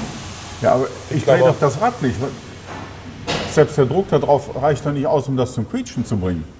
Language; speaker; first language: German; native; German